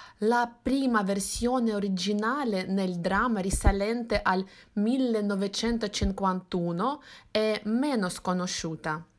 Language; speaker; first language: Italian; non-native, fluent; Russian